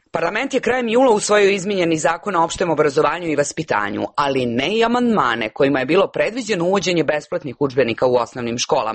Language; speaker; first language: Serbian; native; Serbian